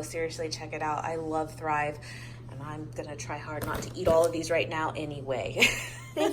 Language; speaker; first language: English; native; English